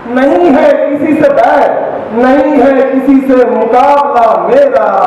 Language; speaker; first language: Hindi; non-native, local second language; Marathi